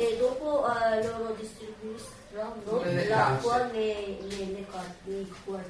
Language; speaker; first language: Italian; non-native, learner; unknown